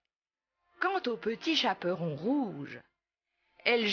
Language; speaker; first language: French; native; French